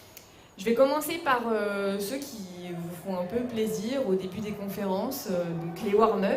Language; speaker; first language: French; native; French